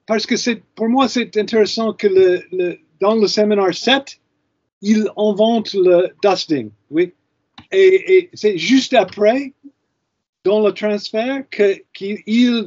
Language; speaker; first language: French; non-native, fluent; English